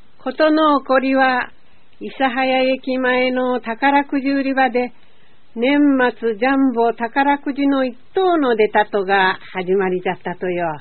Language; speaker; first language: Japanese; native; Japanese